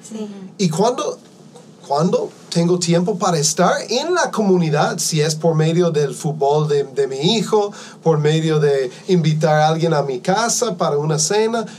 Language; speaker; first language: Spanish; non-native, fluent; English